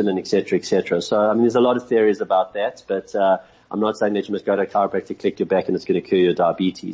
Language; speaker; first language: English; native; English